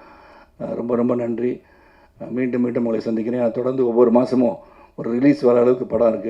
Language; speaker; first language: Tamil; native; Tamil